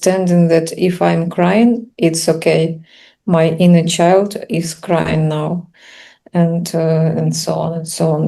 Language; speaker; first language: English; non-native, learner; Russian